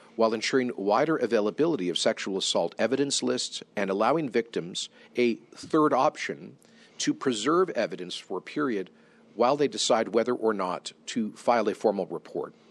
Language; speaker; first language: English; native; English